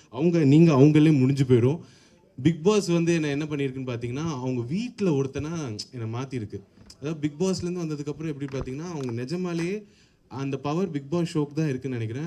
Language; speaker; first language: Tamil; native; Tamil